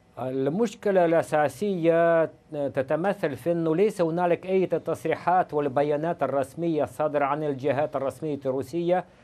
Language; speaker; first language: Arabic; non-native, fluent; Russian